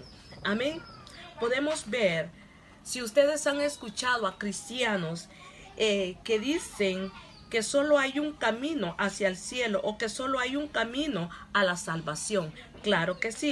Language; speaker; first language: Spanish; non-native, local second language; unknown